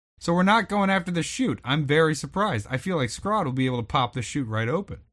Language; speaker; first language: English; native; English